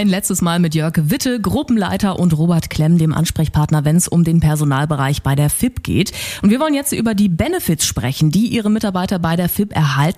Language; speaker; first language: German; native; German